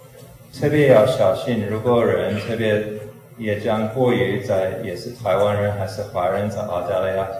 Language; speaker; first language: Chinese; non-native, fluent; English